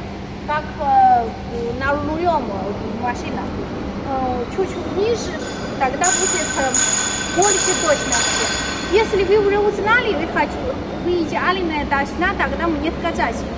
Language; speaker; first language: Russian; non-native, learner; Chinese